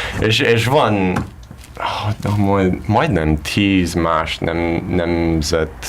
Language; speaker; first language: Hungarian; non-native, learner; English